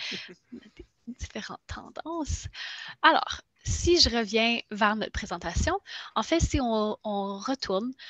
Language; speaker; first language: French; native; French